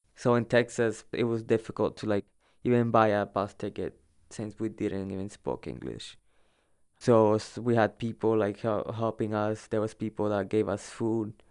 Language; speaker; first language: English; early bilingual, other home language; Spanish